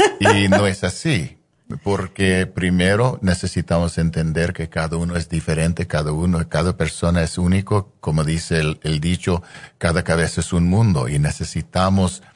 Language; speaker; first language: Spanish; non-native, fluent; English